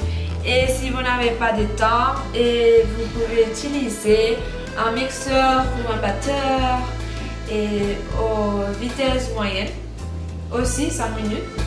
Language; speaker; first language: French; non-native, learner; Spanish